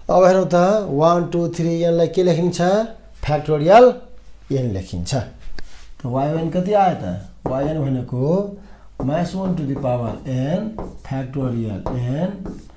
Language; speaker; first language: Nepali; non-native, local second language; Maithili